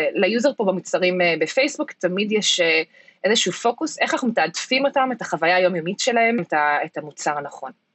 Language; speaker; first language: Hebrew; early bilingual, heritage; Hebrew